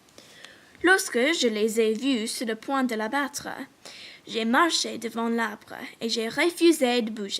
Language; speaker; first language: French; non-native, learner; English